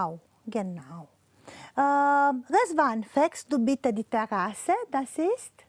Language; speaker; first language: German; non-native, fluent; Romanian